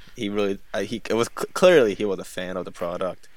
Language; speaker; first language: English; non-native, fluent; Korean